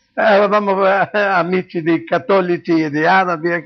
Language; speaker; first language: Italian; non-native, local second language; Arabic